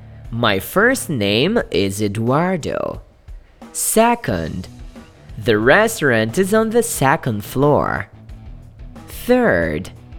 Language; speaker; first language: English; non-native, fluent; Portuguese